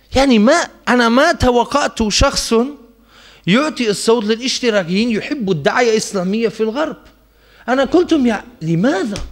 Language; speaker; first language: Arabic; non-native, fluent; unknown